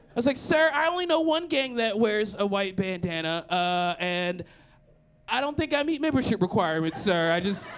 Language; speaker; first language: English; native; English